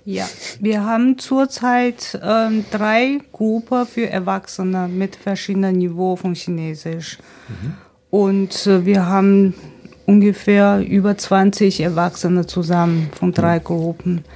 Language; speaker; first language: German; non-native, fluent; Chinese